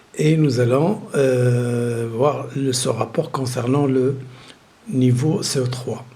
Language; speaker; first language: French; non-native, local second language; Arabic